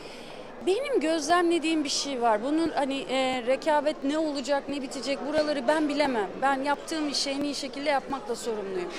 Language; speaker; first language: Turkish; native; Turkish